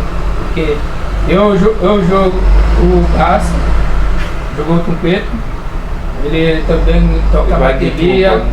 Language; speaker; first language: Portuguese; non-native, learner; Haitian Creole